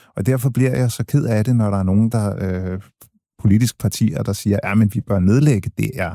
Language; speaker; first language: Danish; early bilingual, other home language; English